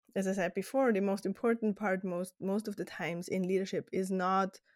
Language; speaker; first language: English; non-native, fluent; German